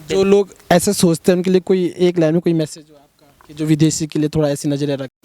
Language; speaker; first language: Hindi; native; Hindi